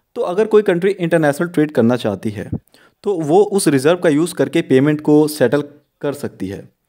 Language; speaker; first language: Hindi; native; Hindi